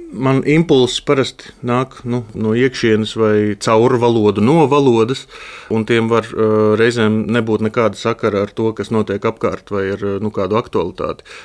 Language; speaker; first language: Latvian; native; Latvian